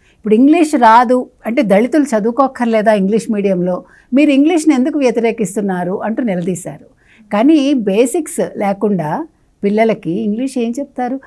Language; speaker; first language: Telugu; native; Telugu